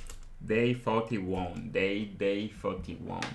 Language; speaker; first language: English; non-native, fluent; French